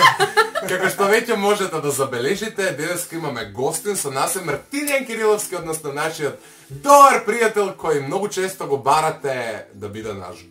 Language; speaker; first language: Macedonian; native; Macedonian